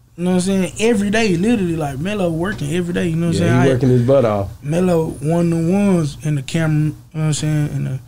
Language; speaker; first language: English; native; English